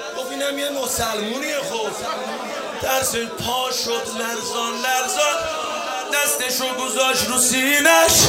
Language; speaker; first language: Persian; non-native, local second language; Azerbaijani